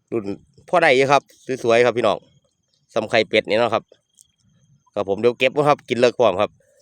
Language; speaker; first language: Thai; native; Thai